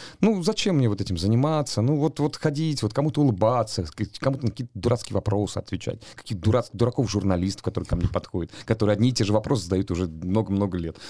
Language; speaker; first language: Russian; native; Russian